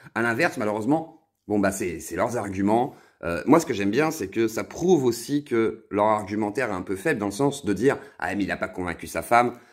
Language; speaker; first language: French; native; French